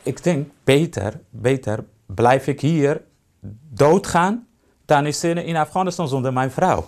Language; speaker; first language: Dutch; non-native, learner; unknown